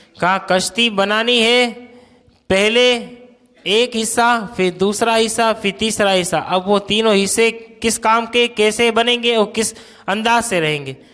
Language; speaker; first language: Urdu; non-native, local second language; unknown